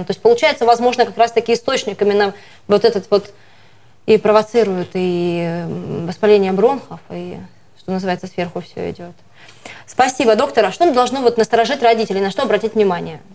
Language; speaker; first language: Russian; native; Russian